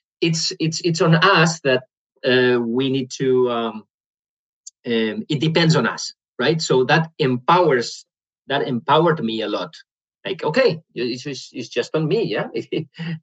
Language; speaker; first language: English; non-native, fluent; Spanish